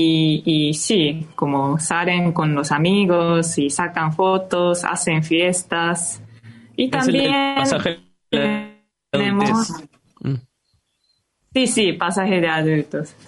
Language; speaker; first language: Spanish; non-native, fluent; Japanese